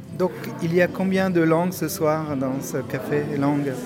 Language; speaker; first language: French; native; French